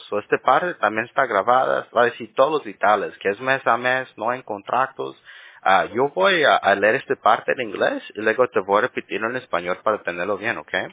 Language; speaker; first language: Spanish; early bilingual, heritage; Spanish